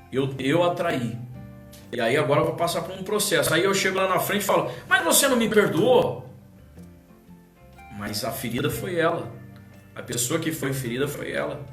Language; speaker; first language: Portuguese; native; Portuguese